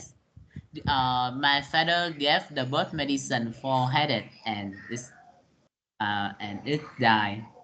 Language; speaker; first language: English; non-native, learner; Vietnamese